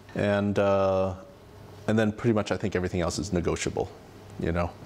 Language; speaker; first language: English; native; English